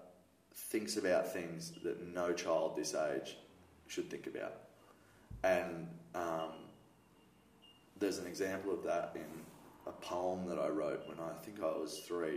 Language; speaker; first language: English; native; English